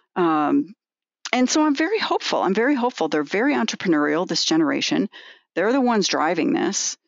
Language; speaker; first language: English; native; English